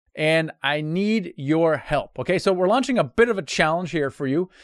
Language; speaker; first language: English; non-native, fluent; German